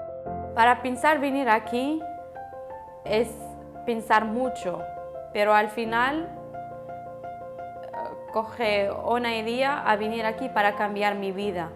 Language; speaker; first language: Spanish; non-native, learner; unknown